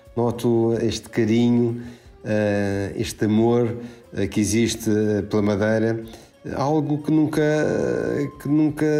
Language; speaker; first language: Portuguese; native; Portuguese